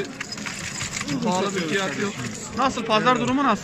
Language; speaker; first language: Turkish; native; Turkish